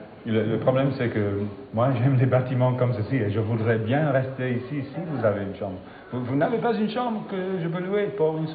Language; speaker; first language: French; non-native, fluent; English